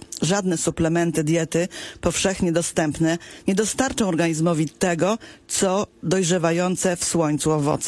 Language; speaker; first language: Polish; native; Polish